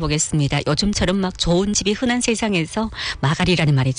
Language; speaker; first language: Korean; early bilingual, heritage; Korean